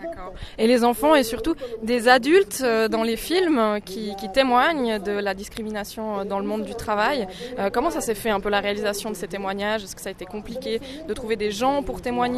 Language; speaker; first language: French; native; French